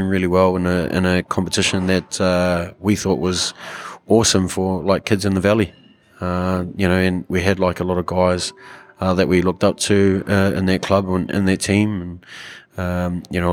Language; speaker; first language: English; native; English